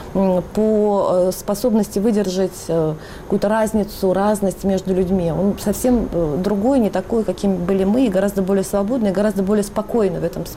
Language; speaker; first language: Russian; native; Russian